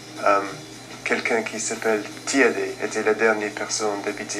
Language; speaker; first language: French; non-native, fluent; English